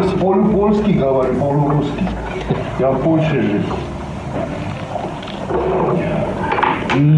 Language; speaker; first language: Russian; non-native, fluent; Armenian